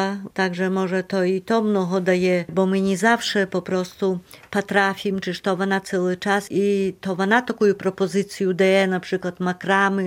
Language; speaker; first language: Polish; non-native, local second language; Belarusian